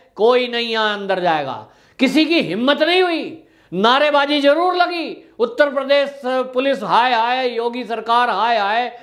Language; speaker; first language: Hindi; native; Hindi